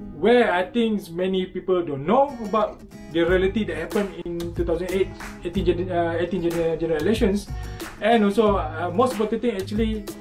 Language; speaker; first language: English; non-native, local second language; Malay